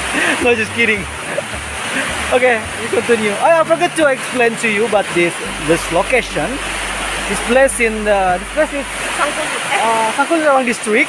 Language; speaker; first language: English; non-native, learner; Indonesian